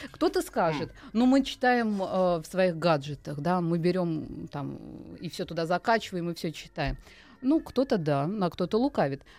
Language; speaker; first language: Russian; native; Russian